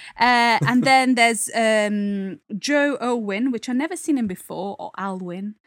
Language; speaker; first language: English; non-native, fluent; Italian